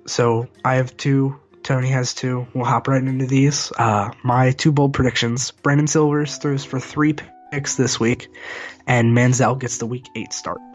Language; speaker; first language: English; native; English